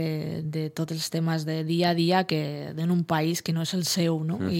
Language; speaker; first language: Catalan; non-native, fluent; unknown